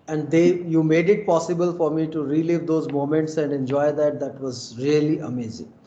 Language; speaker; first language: English; non-native, local second language; Hindi